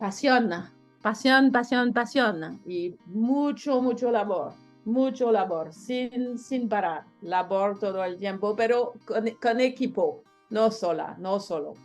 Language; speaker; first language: Spanish; non-native, learner; French